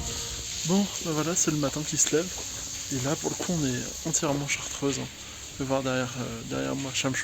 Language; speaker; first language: French; native; French